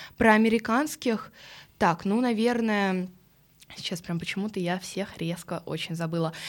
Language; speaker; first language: Russian; early bilingual, other home language; Swedish